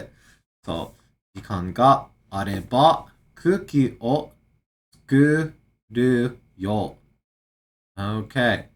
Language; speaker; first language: Japanese; non-native, learner; English